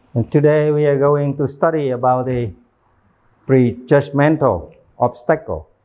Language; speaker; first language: English; non-native, fluent; Vietnamese